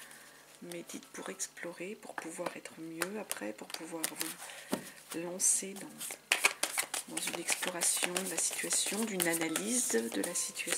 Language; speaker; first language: French; native; French